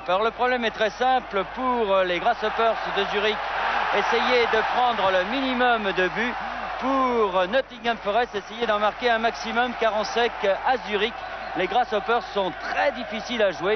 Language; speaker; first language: French; native; French